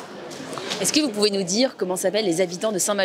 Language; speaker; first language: French; native; French